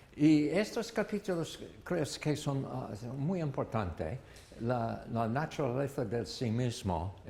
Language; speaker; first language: Spanish; non-native, learner; English